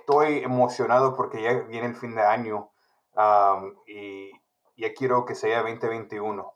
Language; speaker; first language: Spanish; early bilingual, heritage; Spanish